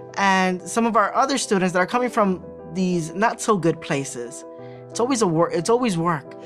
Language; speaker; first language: English; early bilingual, other home language; Spanish